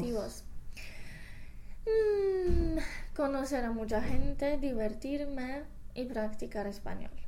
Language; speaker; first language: Spanish; non-native, fluent; English